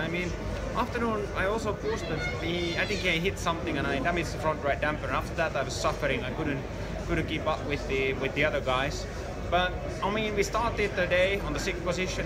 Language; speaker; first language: English; non-native, fluent; Finnish